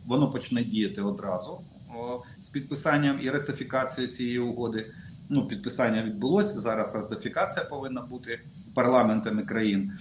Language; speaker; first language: Ukrainian; non-native, local second language; Russian